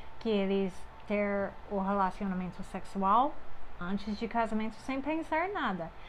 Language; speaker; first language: Portuguese; non-native, fluent; English